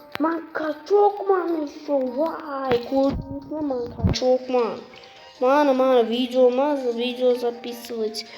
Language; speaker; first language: Uzbek; non-native, local second language; Russian